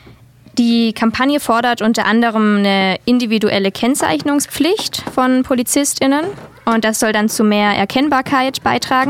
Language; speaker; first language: German; native; German